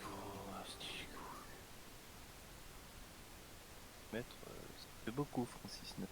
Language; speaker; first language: French; native; French